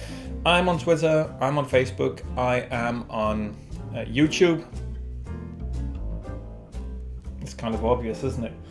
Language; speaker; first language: English; non-native, fluent; Danish